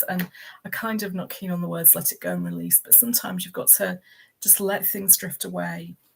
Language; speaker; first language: English; native; English